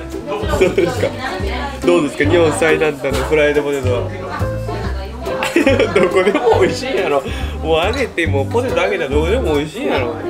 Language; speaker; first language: Japanese; native; Japanese